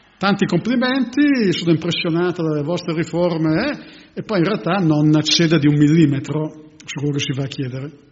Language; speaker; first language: Italian; native; Italian